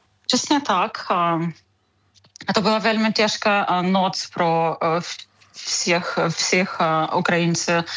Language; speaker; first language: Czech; non-native, learner; Ukrainian